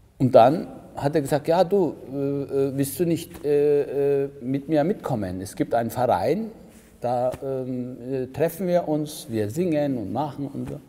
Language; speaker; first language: German; early bilingual, other home language; Turkish